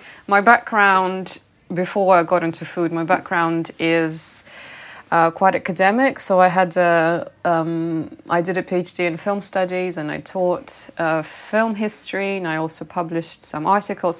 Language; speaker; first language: English; non-native, fluent; Russian